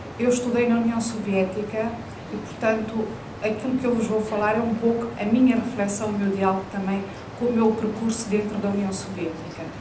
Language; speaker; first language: Portuguese; native; Portuguese